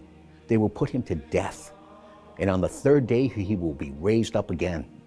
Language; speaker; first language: English; native; English